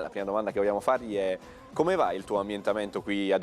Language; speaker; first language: Italian; native; Italian